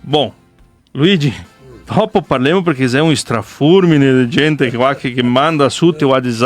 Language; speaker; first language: Italian; early bilingual, heritage; Portuguese